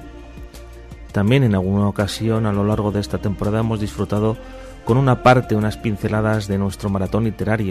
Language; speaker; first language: Spanish; native; Spanish